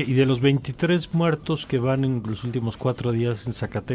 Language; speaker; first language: Spanish; native; Spanish